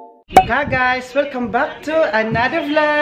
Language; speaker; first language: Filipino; non-native, local second language; Cebuano